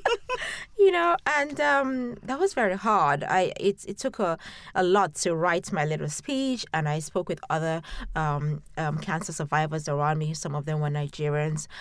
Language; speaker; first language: English; non-native, local second language; Yoruba